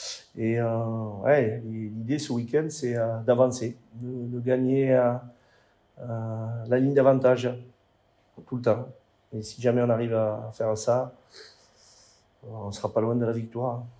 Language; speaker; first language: French; native; French